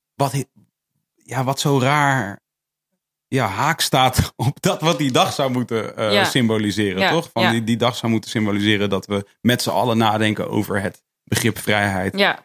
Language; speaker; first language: Dutch; native; Dutch